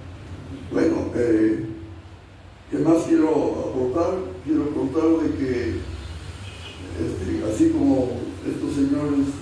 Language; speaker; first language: Spanish; native; Spanish